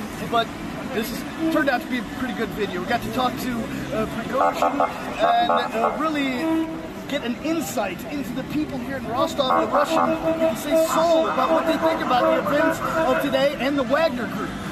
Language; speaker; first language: English; native; English